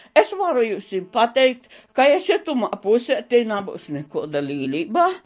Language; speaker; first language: Latvian; native; Latvian